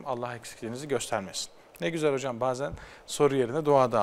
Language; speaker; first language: Turkish; native; Turkish